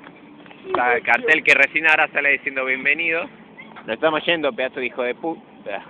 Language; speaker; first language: Spanish; native; Spanish